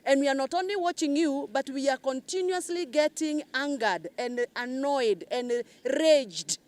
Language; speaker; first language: English; non-native, local second language; Swahili